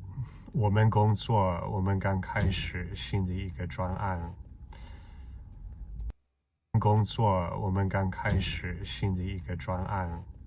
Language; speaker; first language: Chinese; non-native, fluent; English